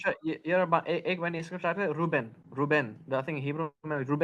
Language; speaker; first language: Hindi; non-native, learner; Urdu